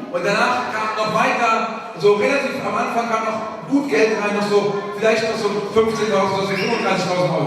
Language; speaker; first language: German; native; German